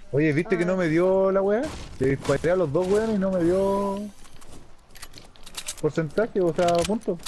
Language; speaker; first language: Spanish; native; Spanish